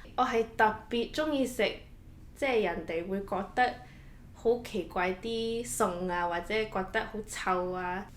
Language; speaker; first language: Cantonese; early bilingual, heritage; Cantonese